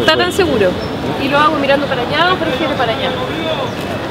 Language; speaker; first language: Spanish; native; Spanish